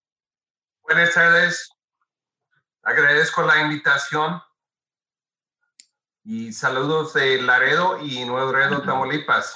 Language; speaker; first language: Spanish; non-native, fluent; English